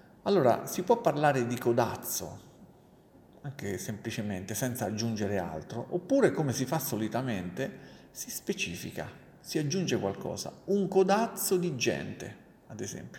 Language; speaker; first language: Italian; native; Italian